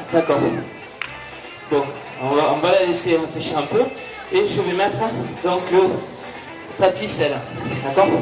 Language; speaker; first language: French; native; French